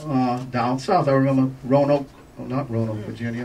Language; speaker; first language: English; native; English